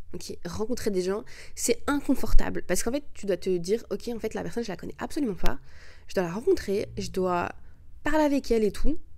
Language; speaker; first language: French; early bilingual, other home language; Arabic